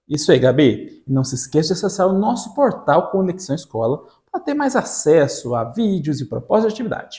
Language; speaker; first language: Portuguese; native; Portuguese